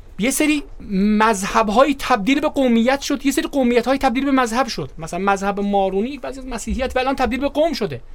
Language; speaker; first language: Persian; native; Persian